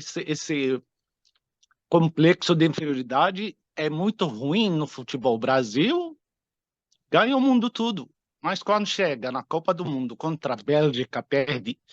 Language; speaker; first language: Portuguese; non-native, fluent; Arabic